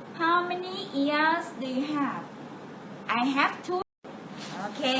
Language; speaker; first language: English; non-native, fluent; Thai